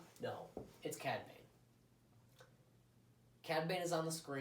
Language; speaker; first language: English; native; English